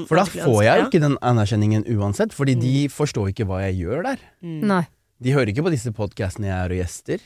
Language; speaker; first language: Norwegian; early bilingual, other home language; Tamil